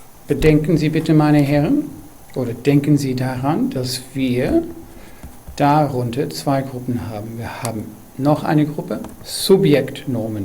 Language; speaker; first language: German; non-native, fluent; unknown